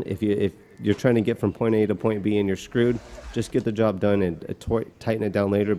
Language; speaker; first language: English; native; English